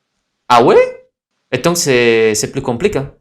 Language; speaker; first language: French; non-native, fluent; Indonesian